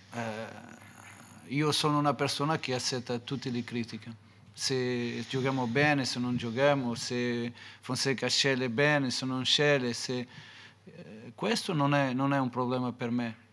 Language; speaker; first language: Italian; non-native, fluent; Portuguese